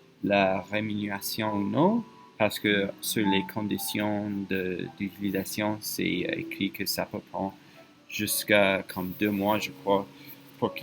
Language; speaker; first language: French; non-native, fluent; English